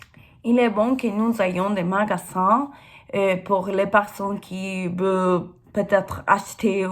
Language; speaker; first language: French; non-native, learner; English